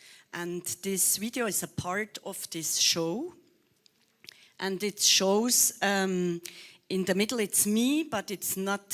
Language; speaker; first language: English; non-native, learner; Swiss German